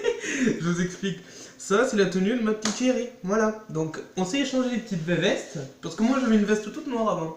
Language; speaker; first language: French; native; French